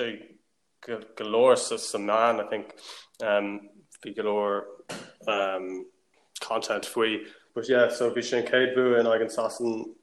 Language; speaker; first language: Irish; non-native, local second language; English